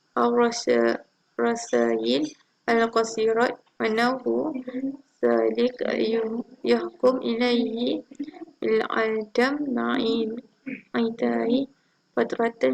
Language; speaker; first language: Arabic; non-native, learner; Malay